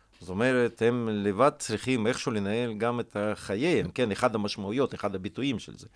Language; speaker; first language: Hebrew; non-native, fluent; Russian